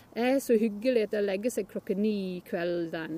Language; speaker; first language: Norwegian; non-native, fluent; English